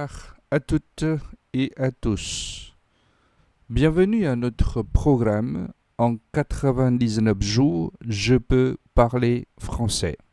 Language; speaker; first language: French; non-native, fluent; Khmer